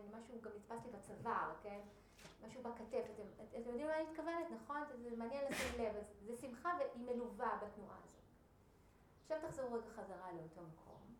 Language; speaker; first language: Hebrew; native; Hebrew